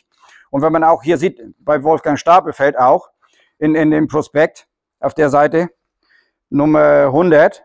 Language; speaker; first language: German; native; German